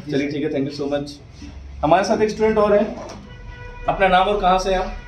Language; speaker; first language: Hindi; native; Hindi